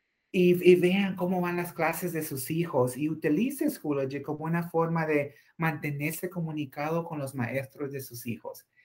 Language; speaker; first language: Spanish; native; Spanish